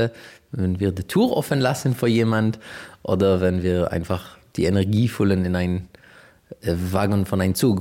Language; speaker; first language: German; non-native, fluent; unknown